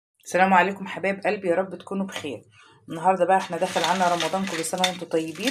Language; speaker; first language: Arabic; native; Arabic